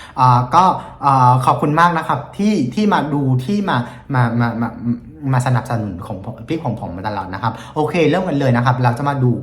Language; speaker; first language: Thai; non-native, fluent; Vietnamese